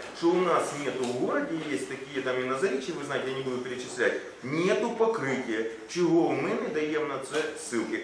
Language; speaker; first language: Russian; non-native, local second language; Ukrainian